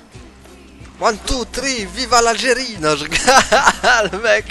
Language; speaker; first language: French; native; French